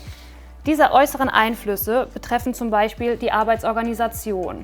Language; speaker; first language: German; native; German